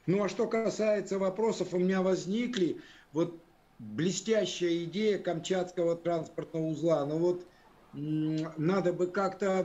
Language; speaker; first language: Russian; native; Russian